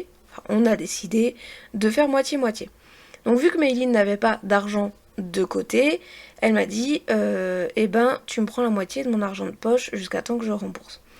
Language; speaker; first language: French; native; French